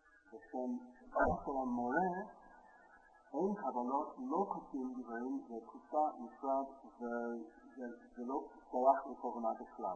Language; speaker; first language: Hebrew; non-native, fluent; English